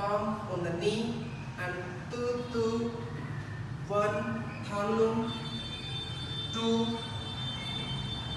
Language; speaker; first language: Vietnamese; non-native, learner; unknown